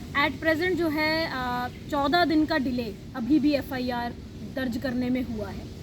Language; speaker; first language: Hindi; non-native, local second language; Punjabi